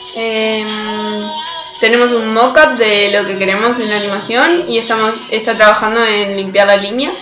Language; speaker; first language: Spanish; native; Spanish